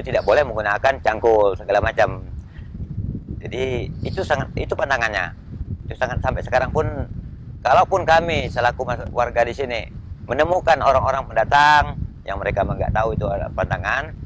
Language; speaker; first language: Indonesian; non-native, local second language; Malay